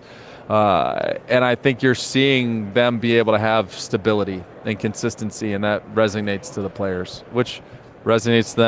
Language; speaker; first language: English; native; English